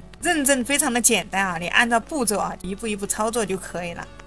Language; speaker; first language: Chinese; native; Chinese